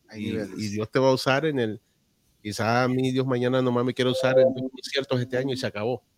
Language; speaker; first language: Spanish; native; Spanish